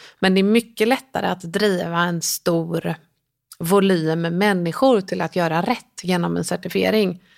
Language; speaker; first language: Swedish; native; Swedish